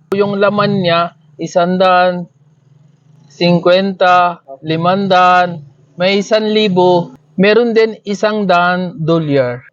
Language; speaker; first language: Filipino; non-native, learner; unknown